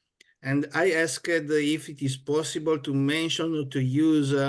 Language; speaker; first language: English; non-native, fluent; Italian